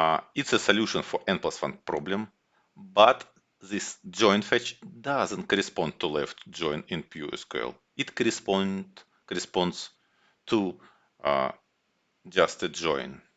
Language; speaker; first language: English; non-native, fluent; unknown